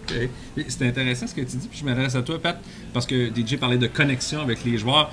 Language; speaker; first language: French; native; French